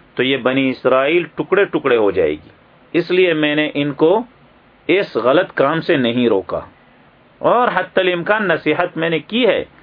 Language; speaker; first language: Urdu; native; Urdu